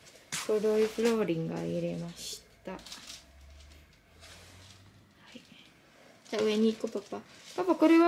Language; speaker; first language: Japanese; non-native, learner; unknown